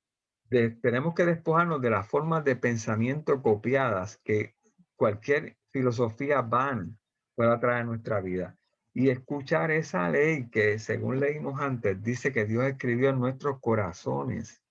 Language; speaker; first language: Spanish; native; Spanish